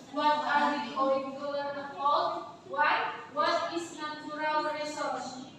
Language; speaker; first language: English; non-native, learner; Indonesian